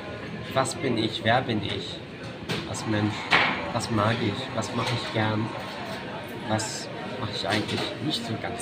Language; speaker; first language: German; non-native, fluent; English